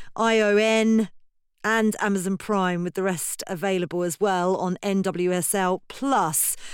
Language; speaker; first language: English; native; English